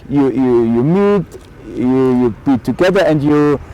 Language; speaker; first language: English; non-native, learner; German